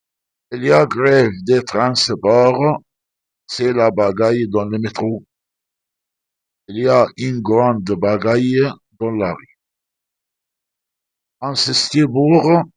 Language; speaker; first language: French; non-native, fluent; Arabic